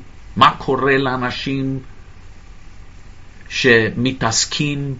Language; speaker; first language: Hebrew; non-native, fluent; English